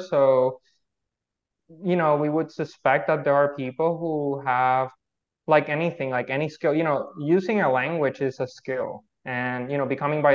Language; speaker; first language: English; non-native, fluent; Spanish